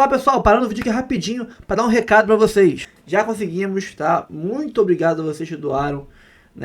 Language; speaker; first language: Portuguese; native; Portuguese